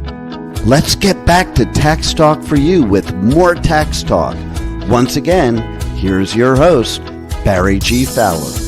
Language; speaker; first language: English; native; English